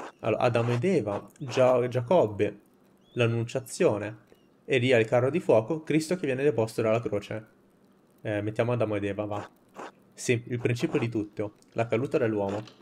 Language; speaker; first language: Italian; native; Italian